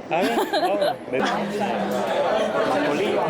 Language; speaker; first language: English; non-native, learner; French